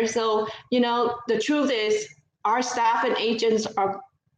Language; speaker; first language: English; non-native, fluent; Vietnamese